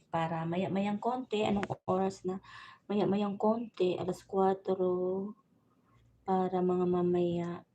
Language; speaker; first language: Filipino; non-native, local second language; Bikol